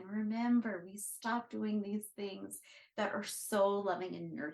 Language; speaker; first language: English; native; English